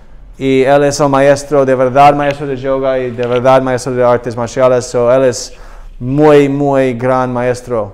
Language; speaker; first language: Spanish; non-native, learner; English